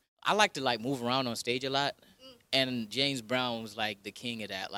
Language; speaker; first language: English; early bilingual, other home language; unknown